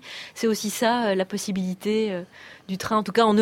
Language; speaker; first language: French; native; French